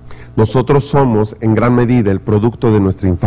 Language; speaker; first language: Spanish; native; Spanish